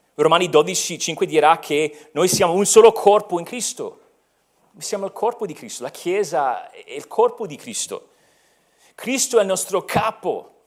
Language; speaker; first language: Italian; non-native, fluent; English